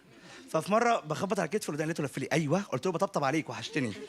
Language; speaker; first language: Arabic; native; Arabic